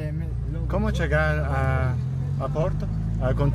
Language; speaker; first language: Portuguese; non-native, learner; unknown